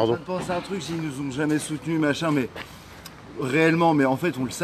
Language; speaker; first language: French; native; French